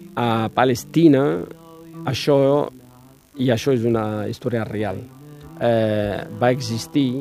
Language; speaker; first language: Catalan; non-native, fluent; Riffian